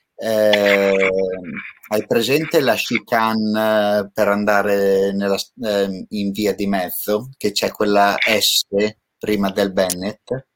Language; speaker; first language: Italian; native; Italian